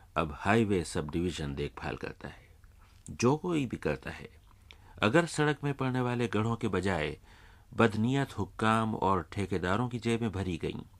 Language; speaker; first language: Urdu; native; Urdu